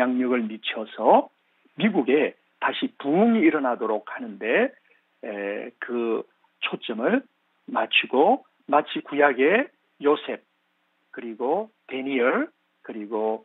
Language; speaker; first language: Korean; native; Korean